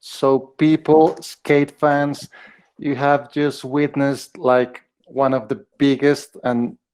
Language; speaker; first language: English; non-native, fluent; Spanish